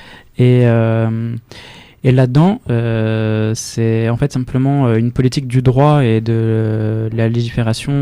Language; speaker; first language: French; native; French